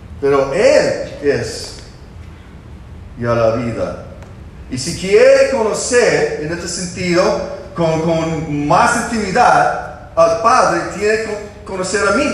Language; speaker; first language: Spanish; non-native, fluent; English